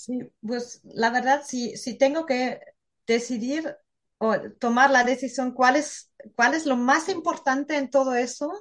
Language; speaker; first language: Spanish; non-native, fluent; German